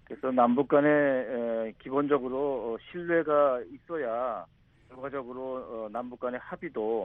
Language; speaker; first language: Korean; native; Korean